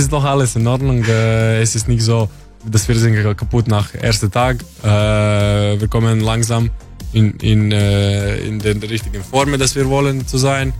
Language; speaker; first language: German; non-native, learner; Croatian